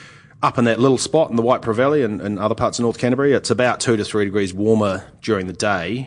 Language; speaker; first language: English; native; English